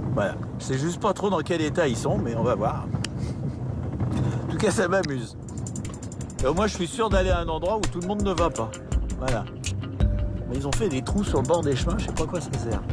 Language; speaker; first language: French; native; French